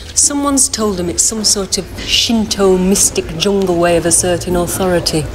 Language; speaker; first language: English; native; English